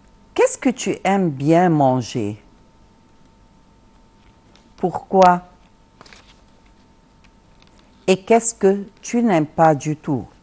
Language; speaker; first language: French; non-native, fluent; Arabic